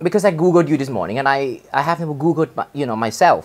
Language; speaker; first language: English; non-native, fluent; Thai